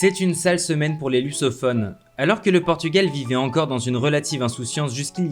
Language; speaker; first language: French; native; French